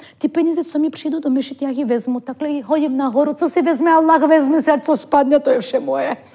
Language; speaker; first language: Czech; non-native, fluent; Turkish